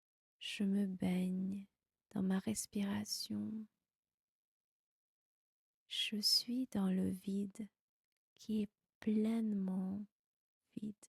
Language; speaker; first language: French; non-native, fluent; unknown